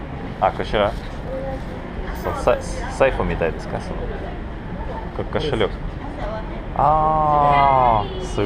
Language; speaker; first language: Japanese; non-native, learner; Russian